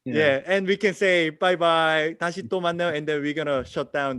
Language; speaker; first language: English; non-native, learner; Korean